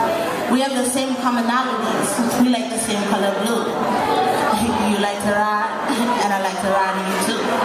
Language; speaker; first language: English; native; English